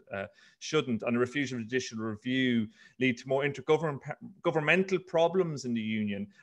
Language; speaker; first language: English; native; English